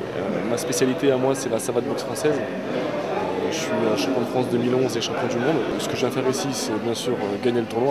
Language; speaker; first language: French; native; French